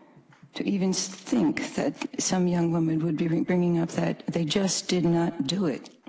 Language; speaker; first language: English; native; English